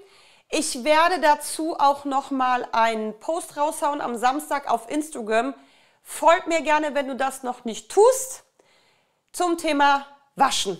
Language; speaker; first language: German; native; German